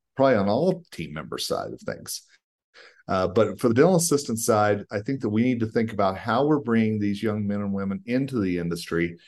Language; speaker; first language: English; native; English